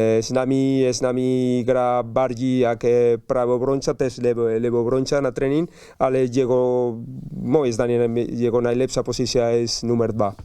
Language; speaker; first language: Polish; non-native, learner; Spanish